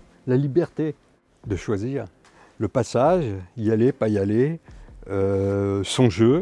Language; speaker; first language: French; native; French